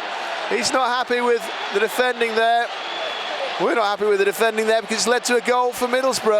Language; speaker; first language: English; native; English